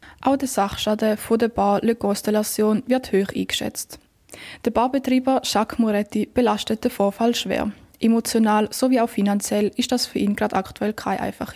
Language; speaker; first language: German; native; German